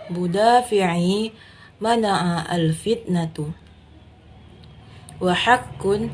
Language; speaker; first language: Arabic; non-native, learner; Indonesian